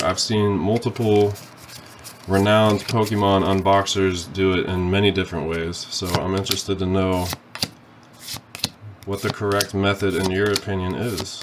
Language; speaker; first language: English; native; English